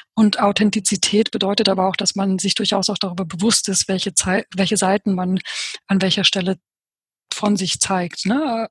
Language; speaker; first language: German; early bilingual, other home language; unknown